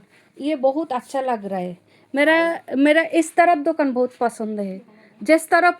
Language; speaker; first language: Hindi; non-native, learner; Bangla